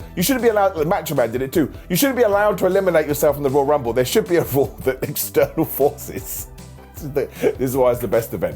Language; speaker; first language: English; native; English